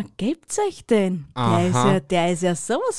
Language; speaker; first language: German; native; German